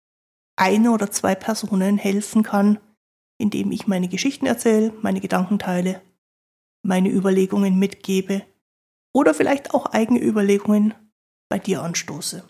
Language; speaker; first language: German; native; German